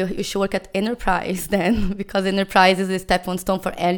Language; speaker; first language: English; non-native, fluent; Portuguese